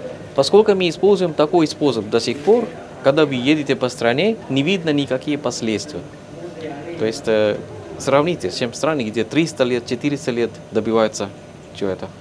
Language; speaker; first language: Russian; non-native, fluent; Sinhala